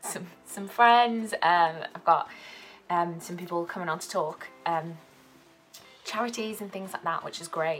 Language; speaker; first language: English; native; English